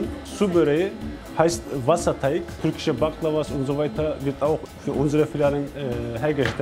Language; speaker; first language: German; non-native, learner; Turkish